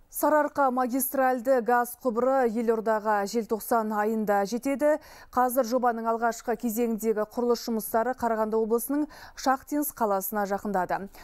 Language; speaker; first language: Kazakh; native; Kazakh